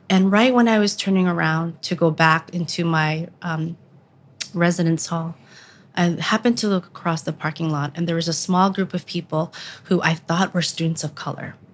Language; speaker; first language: English; early bilingual, other home language; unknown